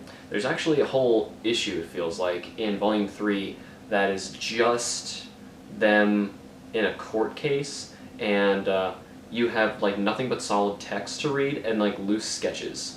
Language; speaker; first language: English; native; English